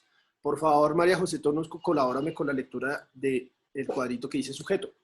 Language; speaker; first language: Spanish; native; Spanish